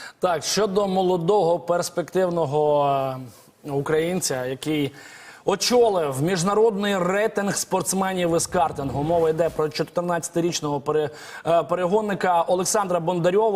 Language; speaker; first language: Ukrainian; native; Ukrainian